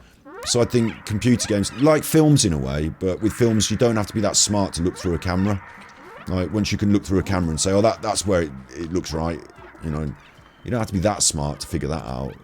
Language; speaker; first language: English; native; English